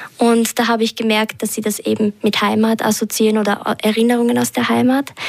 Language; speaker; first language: German; early bilingual, other home language; Albanian